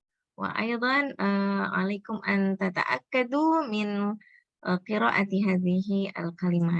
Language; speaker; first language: Arabic; non-native, fluent; Indonesian